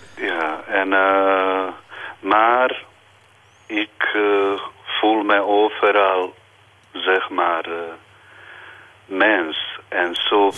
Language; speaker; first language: Dutch; non-native, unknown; Bosnian